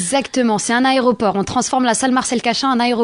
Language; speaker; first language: French; native; French